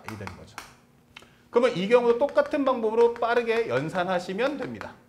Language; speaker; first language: Korean; native; Korean